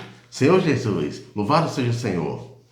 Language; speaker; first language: Portuguese; native; Portuguese